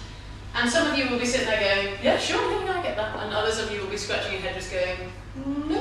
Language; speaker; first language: English; native; English